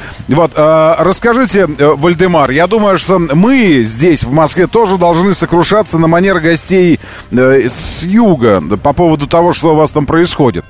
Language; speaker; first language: Russian; native; Russian